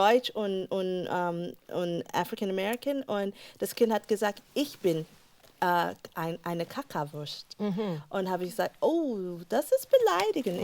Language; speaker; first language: German; non-native, fluent; English